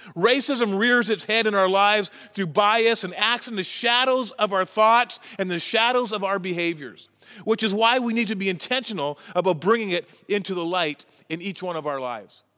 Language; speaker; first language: English; native; English